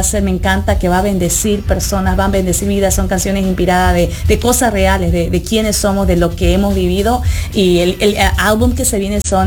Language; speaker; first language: Spanish; early bilingual, heritage; Spanish